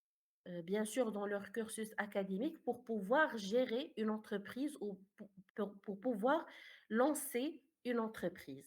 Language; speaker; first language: French; non-native, fluent; Arabic